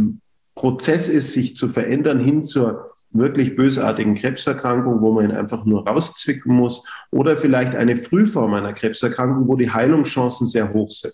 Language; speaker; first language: German; native; German